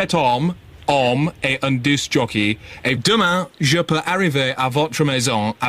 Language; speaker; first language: French; non-native, learner; English